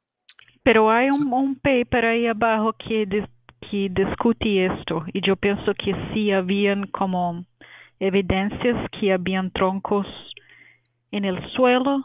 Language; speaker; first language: Spanish; non-native, fluent; Portuguese